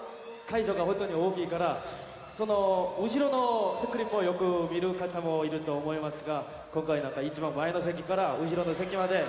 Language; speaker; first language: Japanese; non-native, fluent; Korean